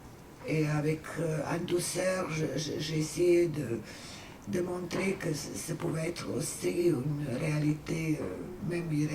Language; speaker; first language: French; non-native, fluent; Serbian